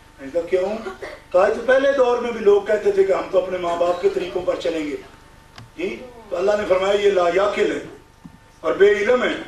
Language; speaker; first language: Urdu; non-native, local second language; Punjabi